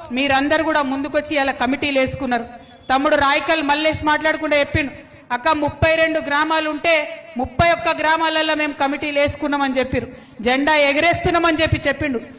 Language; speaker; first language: Telugu; native; Telugu